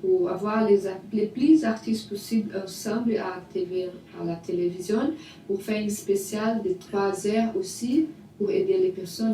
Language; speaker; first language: French; non-native, learner; Portuguese